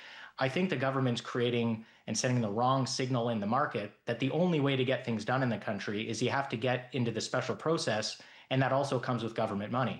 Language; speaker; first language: English; native; English